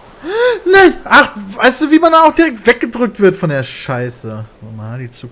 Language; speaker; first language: German; native; German